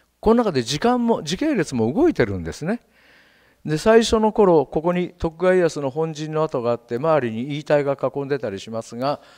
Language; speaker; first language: Japanese; native; Japanese